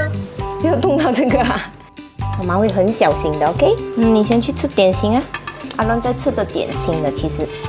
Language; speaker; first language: Chinese; native; Chinese